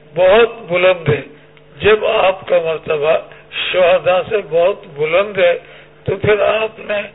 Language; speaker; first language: Urdu; native; Urdu